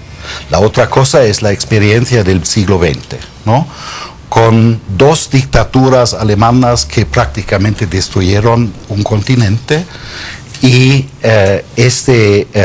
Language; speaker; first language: Spanish; non-native, fluent; German